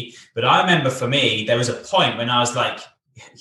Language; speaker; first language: English; native; English